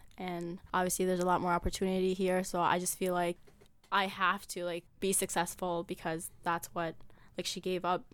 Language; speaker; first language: English; early bilingual, other home language; Amharic